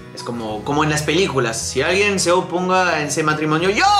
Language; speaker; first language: Spanish; non-native, fluent; French